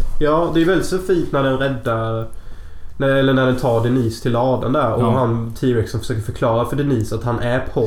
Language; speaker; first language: Swedish; native; Swedish